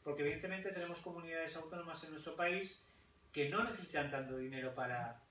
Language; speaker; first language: Spanish; native; Spanish